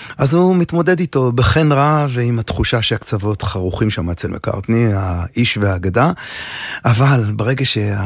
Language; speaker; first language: Hebrew; native; Hebrew